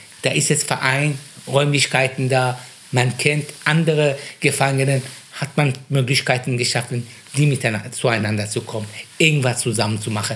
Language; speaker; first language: German; non-native, fluent; Persian